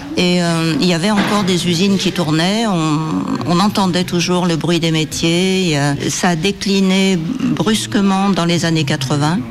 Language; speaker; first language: French; native; French